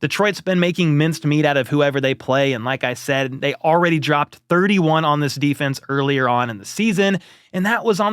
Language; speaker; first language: English; native; English